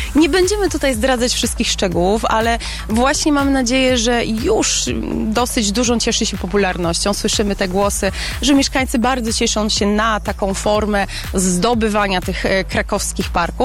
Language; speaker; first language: Polish; native; Polish